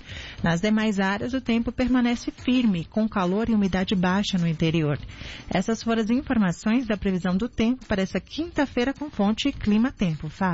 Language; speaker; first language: Portuguese; native; Portuguese